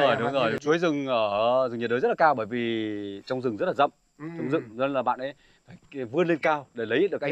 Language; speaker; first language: Vietnamese; native; Vietnamese